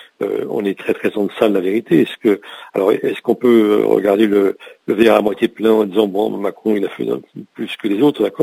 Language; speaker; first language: French; native; French